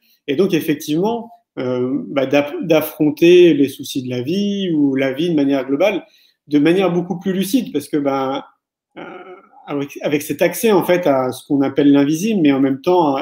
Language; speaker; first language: French; native; French